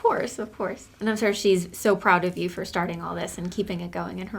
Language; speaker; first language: English; native; English